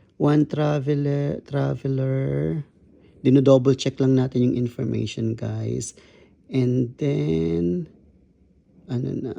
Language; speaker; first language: Filipino; non-native, local second language; Kinaray-a